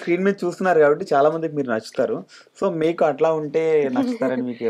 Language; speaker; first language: Telugu; native; Telugu